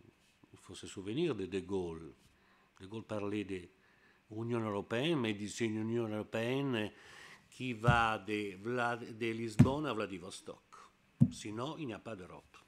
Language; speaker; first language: French; non-native, learner; Italian